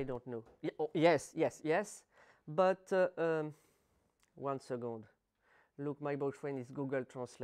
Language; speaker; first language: English; non-native, learner; French